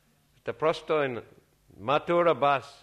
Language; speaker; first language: Russian; non-native, learner; English